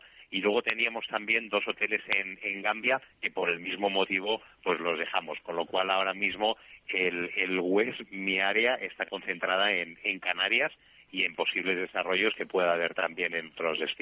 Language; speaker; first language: Spanish; native; Spanish